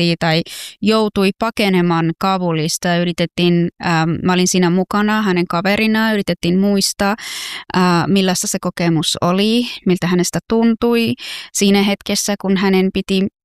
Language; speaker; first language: Finnish; non-native, fluent; Persian